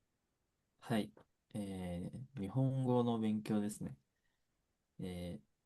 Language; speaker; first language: Japanese; non-native, fluent; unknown